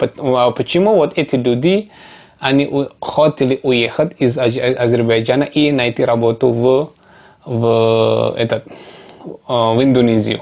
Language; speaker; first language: Russian; non-native, learner; Javanese